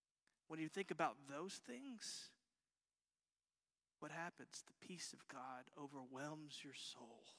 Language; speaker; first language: English; native; English